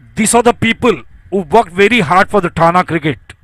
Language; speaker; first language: Hindi; non-native, local second language; Marathi